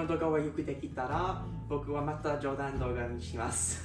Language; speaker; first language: Japanese; non-native, learner; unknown